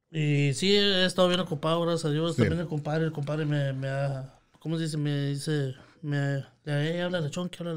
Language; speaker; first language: Spanish; native; Spanish